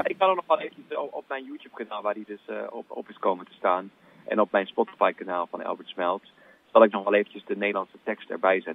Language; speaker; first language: Dutch; native; Dutch